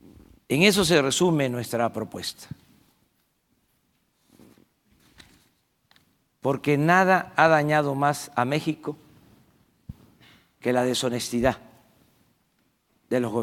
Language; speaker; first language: Spanish; native; Spanish